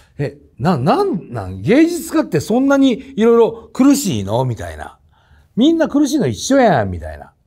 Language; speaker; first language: Japanese; native; Japanese